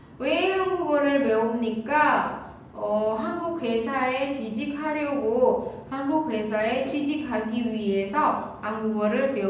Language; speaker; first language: Korean; non-native, fluent; Indonesian